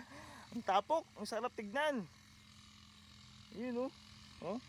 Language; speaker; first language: Filipino; native; Filipino